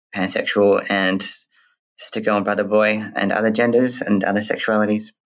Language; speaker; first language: English; native; English